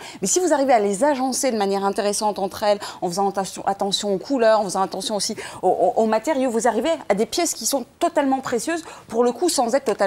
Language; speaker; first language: French; native; French